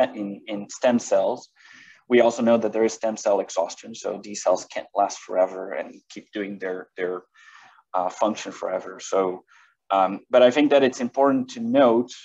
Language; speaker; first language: English; non-native, fluent; Portuguese